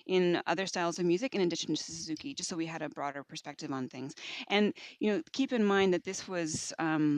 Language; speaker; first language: English; native; English